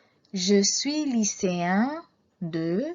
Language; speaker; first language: French; non-native, fluent; Indonesian